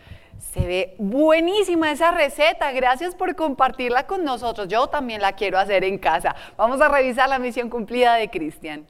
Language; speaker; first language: Spanish; native; Spanish